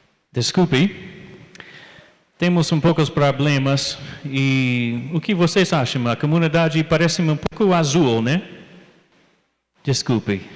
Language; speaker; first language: Portuguese; non-native, learner; English